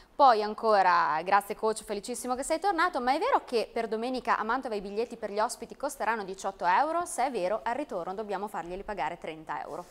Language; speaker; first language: Italian; native; Italian